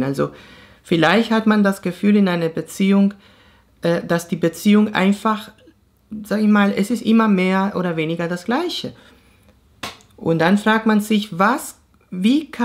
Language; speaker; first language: German; non-native, fluent; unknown